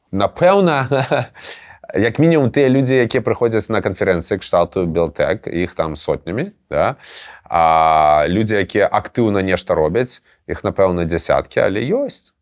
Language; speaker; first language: Belarusian; non-native, local second language; Russian